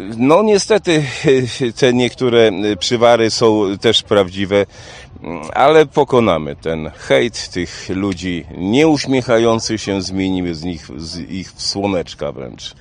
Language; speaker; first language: Polish; native; Polish